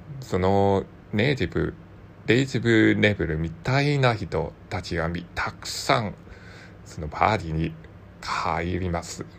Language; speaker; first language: Japanese; non-native, learner; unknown